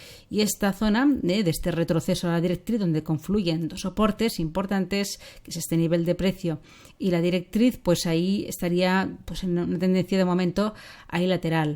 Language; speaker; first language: Spanish; native; Spanish